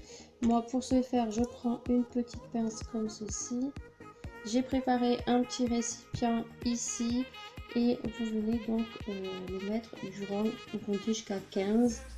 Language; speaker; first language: French; native; French